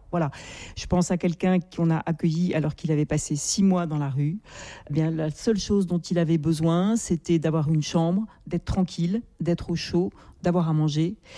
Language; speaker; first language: French; native; French